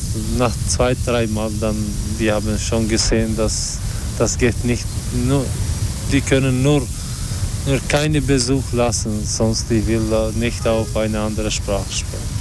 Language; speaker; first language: German; non-native, learner; Albanian